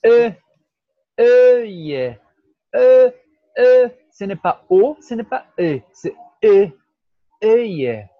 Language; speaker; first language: French; non-native, fluent; Portuguese